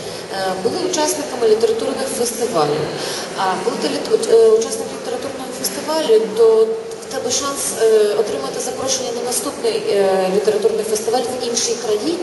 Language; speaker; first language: Ukrainian; native; Ukrainian